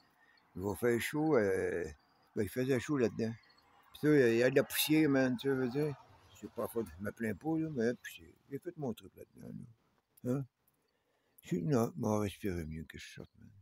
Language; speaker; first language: French; native; French